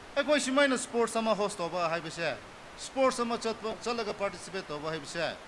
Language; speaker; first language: Manipuri; non-native, local second language; Tangkhul Naga (India)